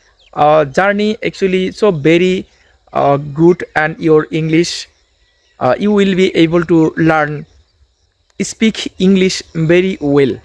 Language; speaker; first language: English; non-native, learner; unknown